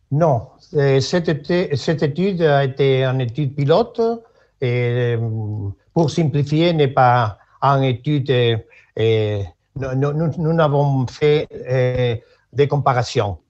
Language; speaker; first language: French; non-native, learner; Spanish